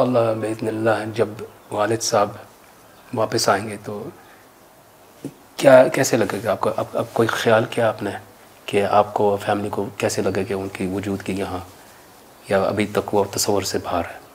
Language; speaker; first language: Hindi; early bilingual, heritage; English